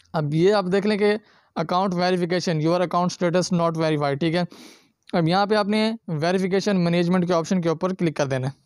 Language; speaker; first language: Urdu; non-native, local second language; Punjabi